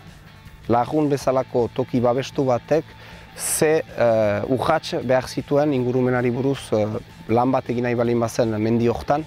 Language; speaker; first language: Basque; native; Basque